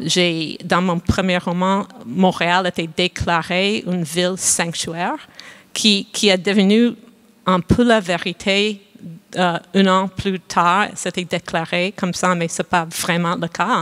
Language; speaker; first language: French; non-native, fluent; English